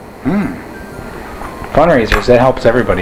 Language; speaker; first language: English; native; English